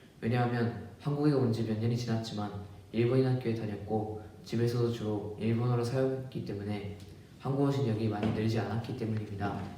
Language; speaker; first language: Korean; early bilingual, other home language; Japanese